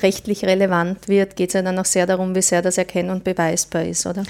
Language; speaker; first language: German; native; German